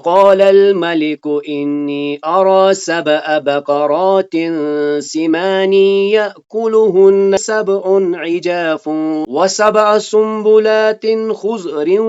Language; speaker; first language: Arabic; non-native, fluent; Urdu